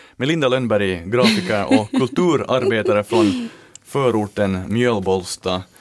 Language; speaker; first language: Swedish; native; Swedish